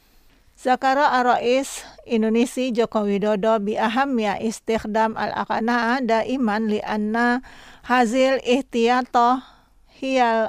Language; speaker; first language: Arabic; non-native, fluent; Indonesian